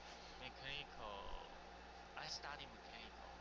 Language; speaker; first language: English; non-native, learner; Chinese